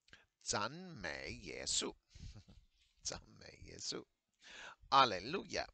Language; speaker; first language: Chinese; non-native, fluent; English